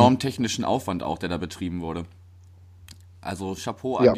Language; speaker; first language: German; native; German